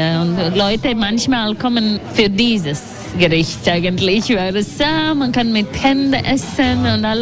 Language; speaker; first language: German; non-native, learner; Latvian